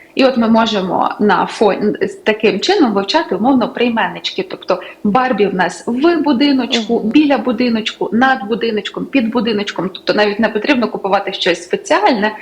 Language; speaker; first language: Ukrainian; native; Ukrainian